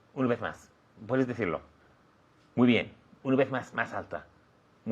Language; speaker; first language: Spanish; non-native, fluent; English